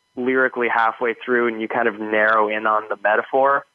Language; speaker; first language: English; native; English